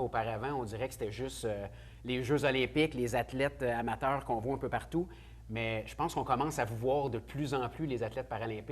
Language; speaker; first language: French; native; French